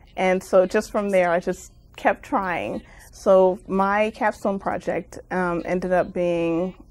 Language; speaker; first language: English; native; English